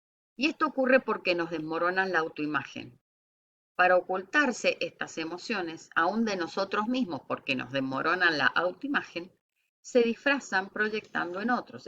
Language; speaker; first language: Spanish; native; Spanish